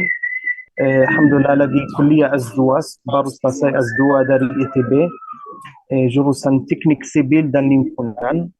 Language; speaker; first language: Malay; non-native, learner; Arabic